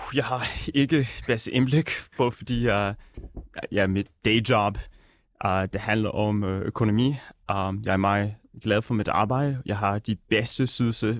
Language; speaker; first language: Danish; native; Danish